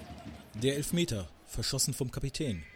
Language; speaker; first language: German; native; German